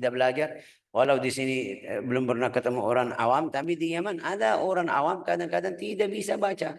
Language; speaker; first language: Indonesian; non-native, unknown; Arabic